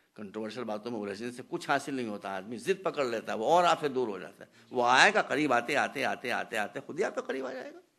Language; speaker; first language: Hindi; native; Hindi